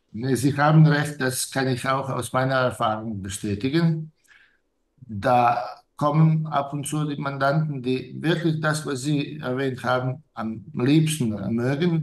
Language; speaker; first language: German; non-native, fluent; Serbian